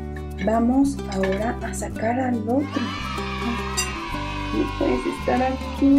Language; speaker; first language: Spanish; native; Spanish